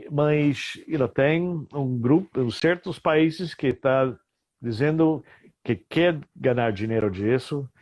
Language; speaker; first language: Portuguese; non-native, fluent; English